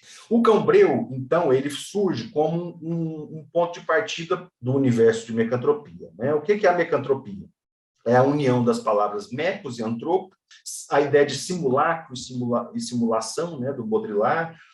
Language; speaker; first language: Portuguese; native; Portuguese